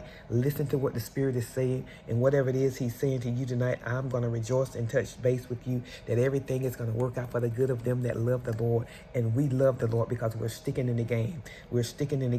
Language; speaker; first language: English; native; English